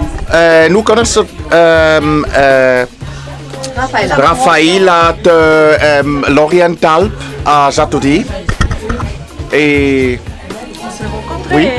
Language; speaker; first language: French; non-native, learner; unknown